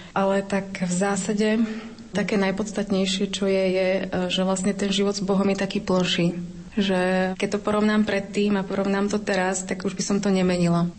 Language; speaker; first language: Slovak; native; Slovak